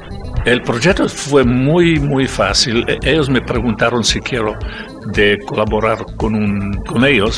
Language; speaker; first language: Spanish; non-native, learner; Italian